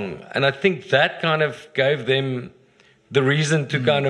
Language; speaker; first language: English; non-native, local second language; Afrikaans